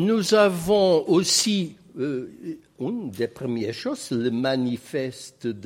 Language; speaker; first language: French; non-native, fluent; Portuguese